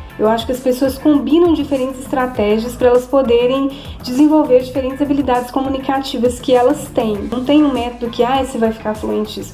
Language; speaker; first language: Portuguese; native; Portuguese